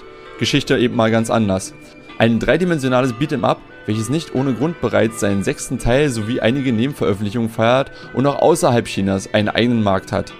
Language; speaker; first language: German; native; German